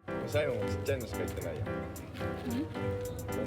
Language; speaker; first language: Japanese; native; Japanese